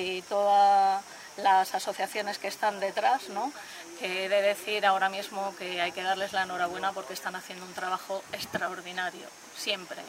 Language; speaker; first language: Spanish; native; Spanish